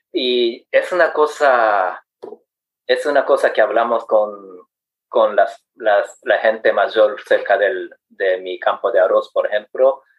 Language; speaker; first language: Spanish; non-native, fluent; Japanese